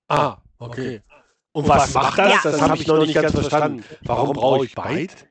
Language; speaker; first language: German; native; German